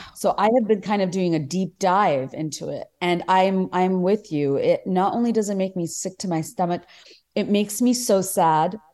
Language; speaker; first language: English; non-native, local second language; Bangla